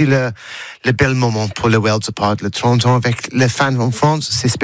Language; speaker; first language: French; non-native, learner; English